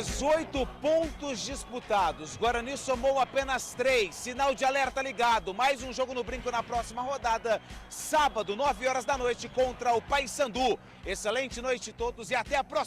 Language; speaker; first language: Portuguese; native; Portuguese